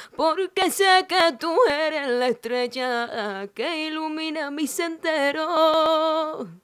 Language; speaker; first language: Spanish; native; Spanish